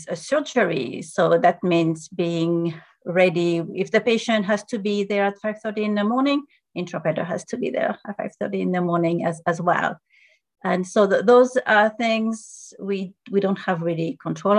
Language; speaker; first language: English; non-native, fluent; French